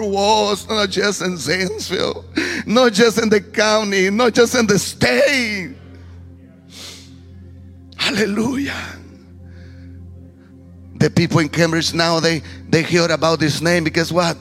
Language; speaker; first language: English; non-native, fluent; Spanish